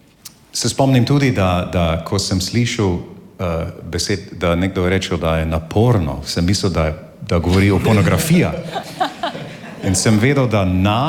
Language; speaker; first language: Slovenian; non-native, fluent; English